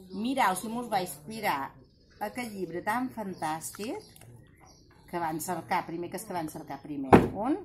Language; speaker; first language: Catalan; native; Catalan